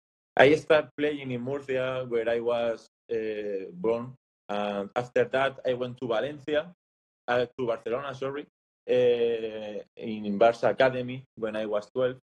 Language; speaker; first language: English; non-native, learner; Spanish